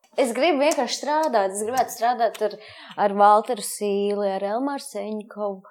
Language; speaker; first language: Latvian; native; Latvian